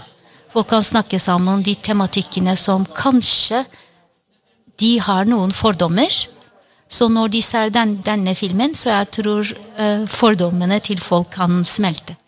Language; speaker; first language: Norwegian; non-native, fluent; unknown